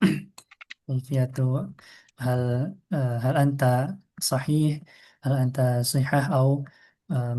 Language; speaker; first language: Arabic; non-native, fluent; Indonesian